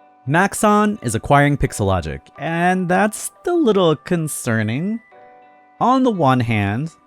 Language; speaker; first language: English; native; English